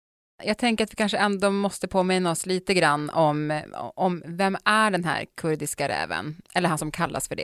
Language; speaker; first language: Swedish; native; Swedish